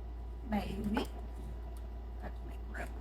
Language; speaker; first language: English; native; English